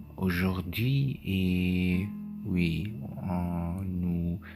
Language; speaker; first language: French; non-native, learner; German